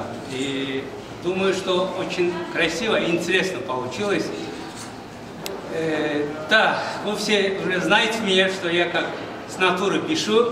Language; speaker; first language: Russian; non-native, learner; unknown